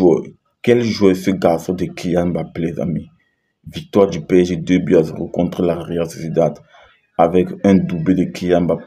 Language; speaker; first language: French; native; French